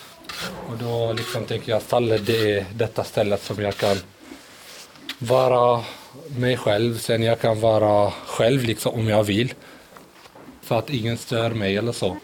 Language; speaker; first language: Swedish; early bilingual, other home language; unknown